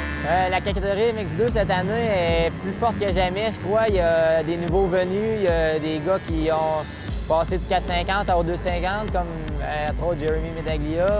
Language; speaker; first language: French; native; French